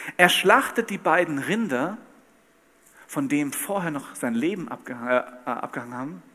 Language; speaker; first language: German; native; German